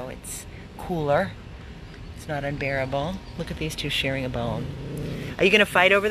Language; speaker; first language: English; native; English